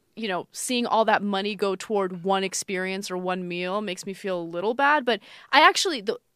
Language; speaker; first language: English; early bilingual, other home language; Armenian